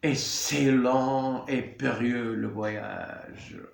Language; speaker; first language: French; non-native, local second language; Arabic